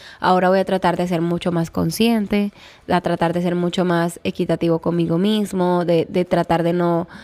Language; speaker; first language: Spanish; native; Spanish